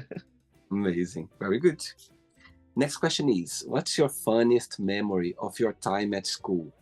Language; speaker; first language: English; non-native, fluent; Portuguese